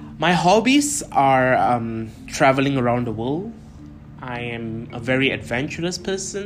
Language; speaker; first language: English; non-native, local second language; Tamil